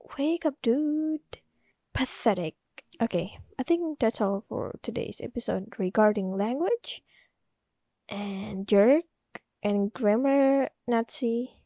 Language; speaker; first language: English; non-native, learner; Indonesian